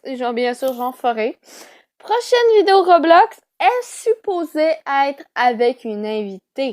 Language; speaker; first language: French; native; French